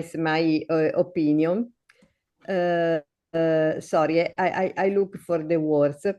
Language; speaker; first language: English; non-native, learner; Italian